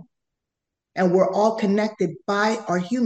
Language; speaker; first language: English; non-native, fluent; Spanish